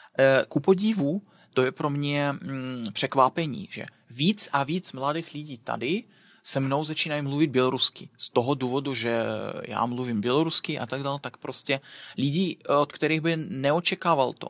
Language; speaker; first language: Czech; non-native, fluent; Belarusian